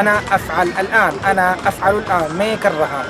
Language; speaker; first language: Arabic; native; Arabic